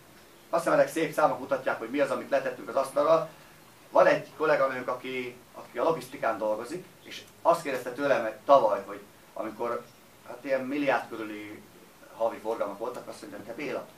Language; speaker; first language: Hungarian; native; Hungarian